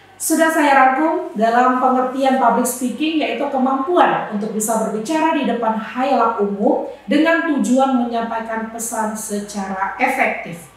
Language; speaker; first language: Indonesian; native; Indonesian